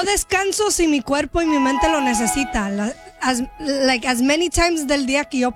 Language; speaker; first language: Spanish; early bilingual, heritage; Spanish